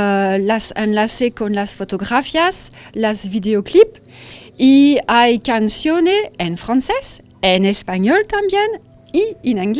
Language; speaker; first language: Spanish; non-native, learner; French